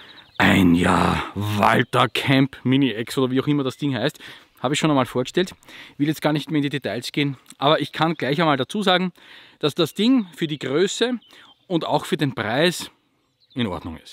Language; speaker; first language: German; native; German